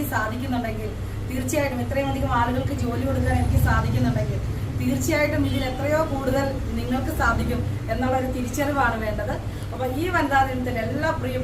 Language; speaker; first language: Malayalam; native; Malayalam